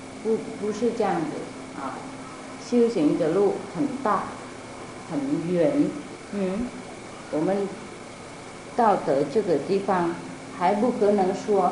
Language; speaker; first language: Chinese; non-native, fluent; Vietnamese